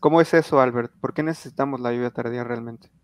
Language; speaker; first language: Spanish; native; Spanish